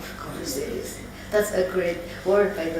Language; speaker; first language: English; non-native, learner; Indonesian